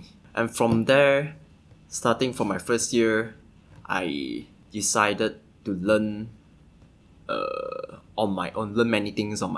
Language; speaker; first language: English; non-native, local second language; Chinese